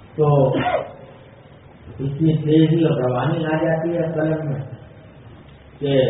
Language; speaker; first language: Urdu; native; Urdu